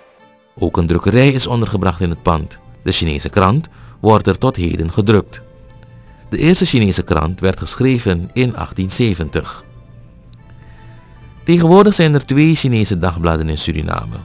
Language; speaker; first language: Dutch; native; Dutch